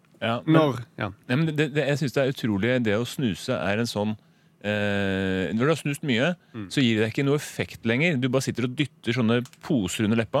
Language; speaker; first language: Norwegian; native; Norwegian